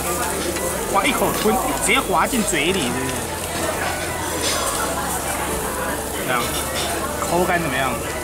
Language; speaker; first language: Chinese; native; Chinese